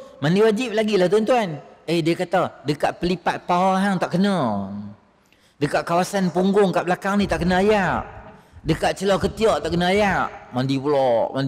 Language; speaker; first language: Malay; native; Malay